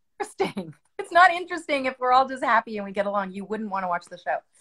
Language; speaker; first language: English; early bilingual, other home language; French